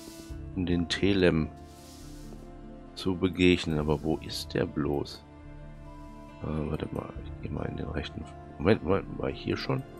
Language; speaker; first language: German; native; German